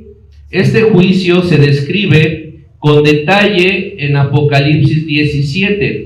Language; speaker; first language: Spanish; native; Spanish